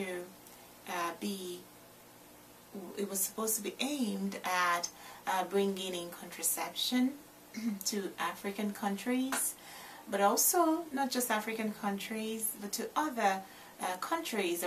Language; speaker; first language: English; non-native, local second language; Igbo